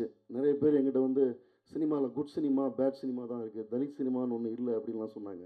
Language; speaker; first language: Tamil; native; Tamil